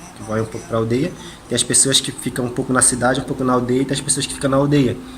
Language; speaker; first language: Portuguese; non-native, local second language; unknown